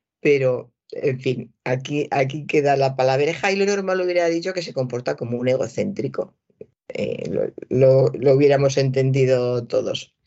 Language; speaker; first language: Spanish; native; Spanish